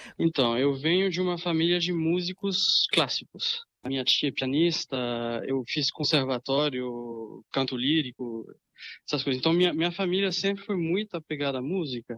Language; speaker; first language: Portuguese; early bilingual, other home language; French